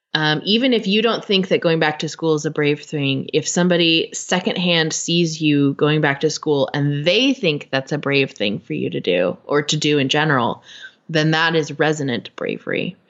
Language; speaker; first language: English; native; English